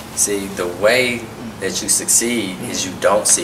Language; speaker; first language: English; native; English